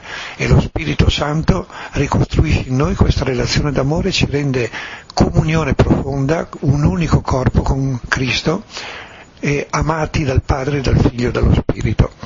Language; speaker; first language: Italian; native; Italian